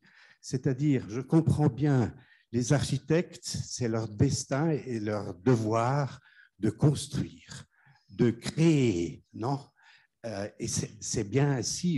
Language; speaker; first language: French; non-native, fluent; German